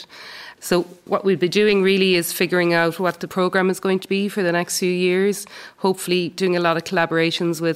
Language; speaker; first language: English; native; English